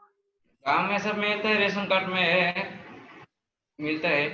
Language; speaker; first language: Hindi; non-native, local second language; Bangla